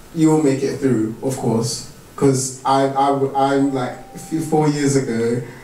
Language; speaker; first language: English; non-native, fluent; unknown